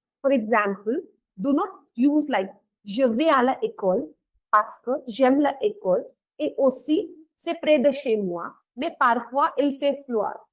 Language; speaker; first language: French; non-native, fluent; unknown